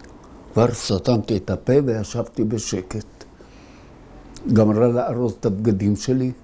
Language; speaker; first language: Hebrew; early bilingual, other home language; Arabic